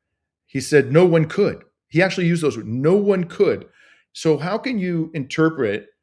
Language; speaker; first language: English; native; English